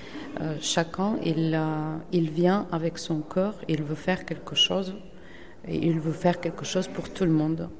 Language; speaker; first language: French; non-native, fluent; Ukrainian